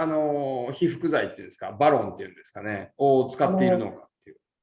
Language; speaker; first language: Japanese; native; Japanese